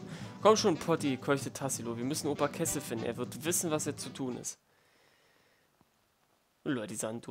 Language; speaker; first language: German; native; German